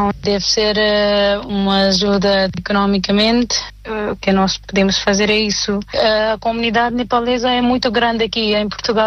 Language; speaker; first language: Portuguese; non-native, fluent; Nepali